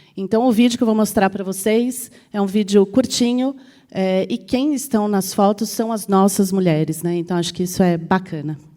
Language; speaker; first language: Portuguese; native; Portuguese